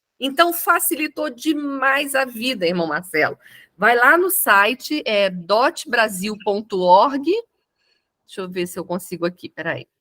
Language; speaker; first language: Portuguese; native; Portuguese